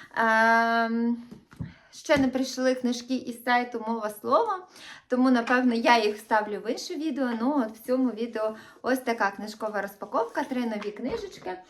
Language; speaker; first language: Ukrainian; native; Ukrainian